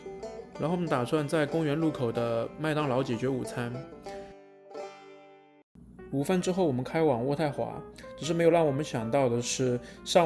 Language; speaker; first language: Chinese; native; Chinese